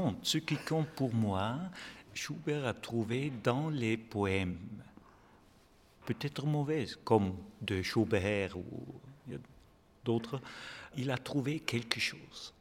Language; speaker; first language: French; non-native, fluent; German